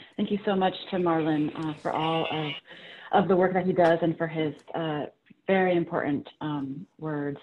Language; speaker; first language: English; native; English